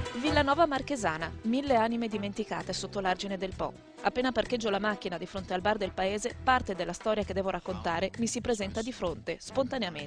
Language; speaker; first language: Italian; native; Italian